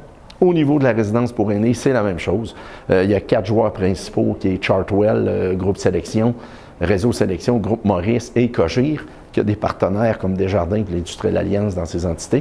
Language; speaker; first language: French; native; French